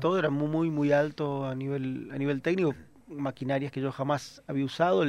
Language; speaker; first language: Spanish; native; Spanish